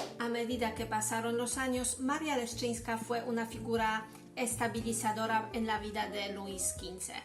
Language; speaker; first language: Spanish; non-native, fluent; Polish